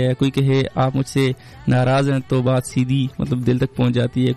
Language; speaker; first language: Hindi; non-native, local second language; Pashto